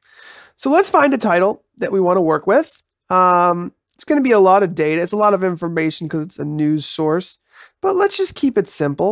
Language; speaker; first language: English; native; English